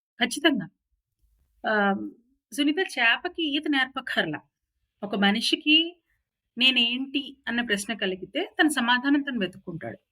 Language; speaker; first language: Telugu; native; Telugu